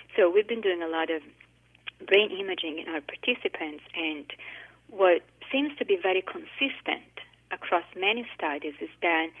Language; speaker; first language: English; non-native, fluent; Italian